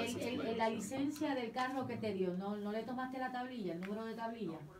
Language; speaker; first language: Spanish; native; Spanish